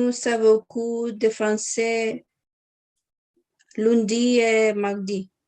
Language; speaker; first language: French; non-native, learner; Spanish